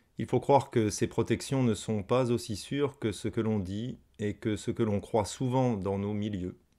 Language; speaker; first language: French; native; French